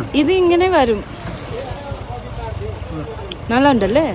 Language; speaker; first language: Malayalam; non-native, learner; Nepali